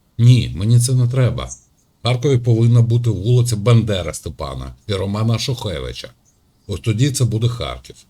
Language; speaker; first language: Ukrainian; native; Ukrainian